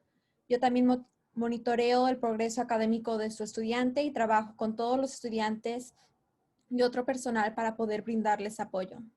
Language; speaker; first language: Spanish; native; Spanish